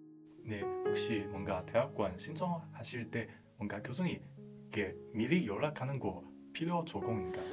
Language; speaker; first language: Korean; non-native, fluent; Chinese